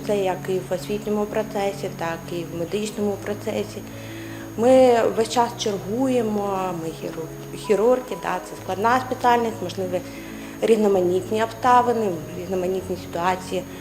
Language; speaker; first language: Ukrainian; native; Ukrainian